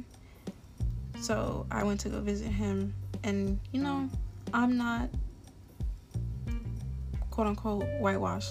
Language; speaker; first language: English; native; English